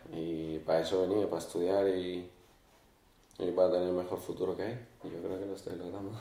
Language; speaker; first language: Spanish; early bilingual, other home language; Arabic